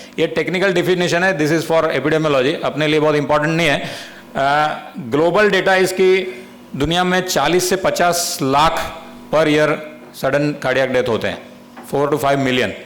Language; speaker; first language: Hindi; non-native, local second language; Gujarati